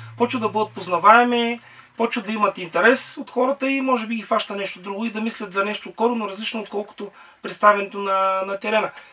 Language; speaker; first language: Bulgarian; native; Bulgarian